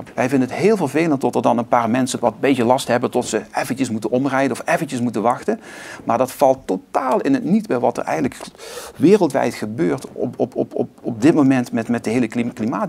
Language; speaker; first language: Dutch; native; Dutch